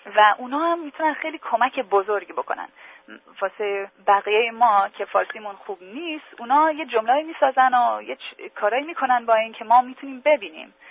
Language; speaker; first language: Persian; early bilingual, heritage; English